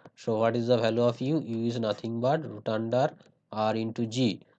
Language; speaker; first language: English; non-native, local second language; Bangla